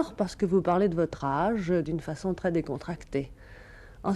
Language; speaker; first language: French; native; French